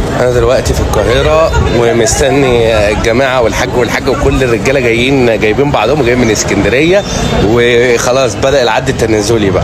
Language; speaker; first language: Arabic; native; Arabic